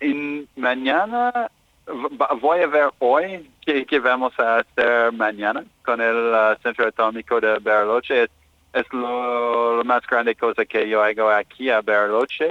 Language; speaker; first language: Spanish; non-native, learner; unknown